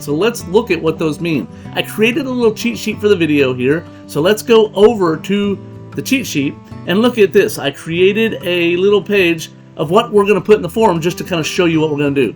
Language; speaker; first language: English; native; English